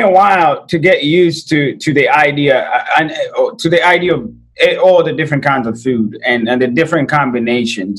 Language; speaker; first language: English; non-native, local second language; Ganda